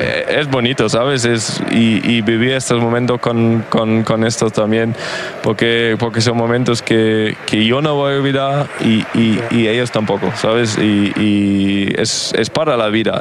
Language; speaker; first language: Spanish; non-native, fluent; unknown